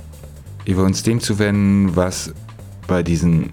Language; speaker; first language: German; native; German